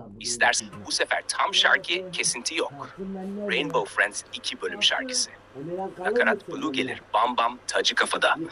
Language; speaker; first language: Turkish; native; Turkish